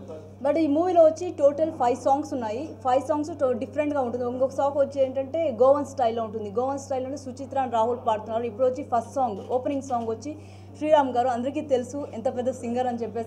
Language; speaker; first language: Telugu; non-native, fluent; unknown